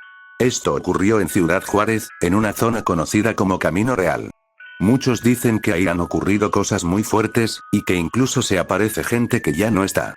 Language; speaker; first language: Spanish; native; Spanish